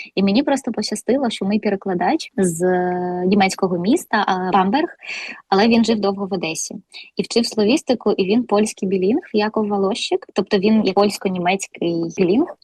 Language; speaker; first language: Ukrainian; non-native, local second language; Russian